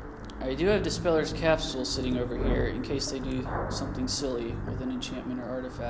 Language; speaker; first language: English; native; English